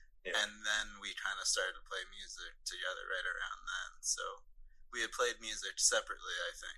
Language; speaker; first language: English; native; English